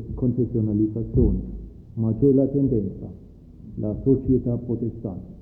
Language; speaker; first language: Italian; non-native, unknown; German